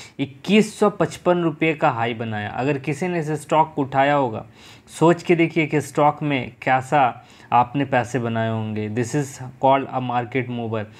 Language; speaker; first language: Hindi; native; Hindi